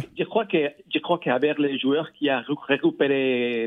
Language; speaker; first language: French; non-native, learner; Spanish